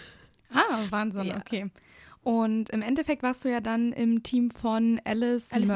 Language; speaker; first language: German; native; German